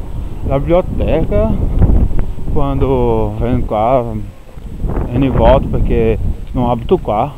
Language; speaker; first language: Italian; non-native, learner; Portuguese